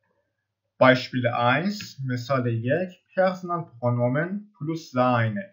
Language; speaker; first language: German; non-native, fluent; Persian